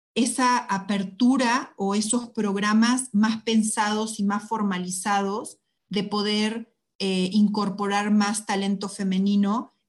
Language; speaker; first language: Spanish; native; Spanish